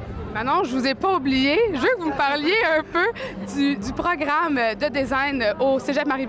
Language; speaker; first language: French; native; French